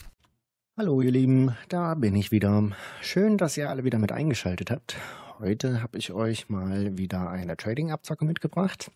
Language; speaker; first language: German; native; German